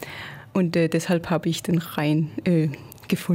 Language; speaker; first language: German; non-native, fluent; Danish